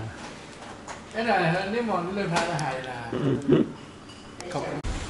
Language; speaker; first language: Thai; non-native, local second language; Chinese